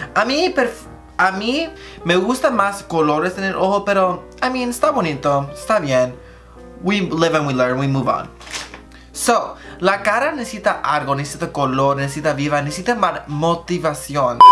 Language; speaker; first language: Spanish; early bilingual, heritage; Spanish